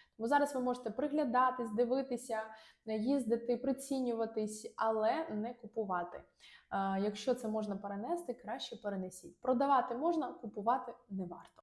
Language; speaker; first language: Ukrainian; non-native, local second language; Russian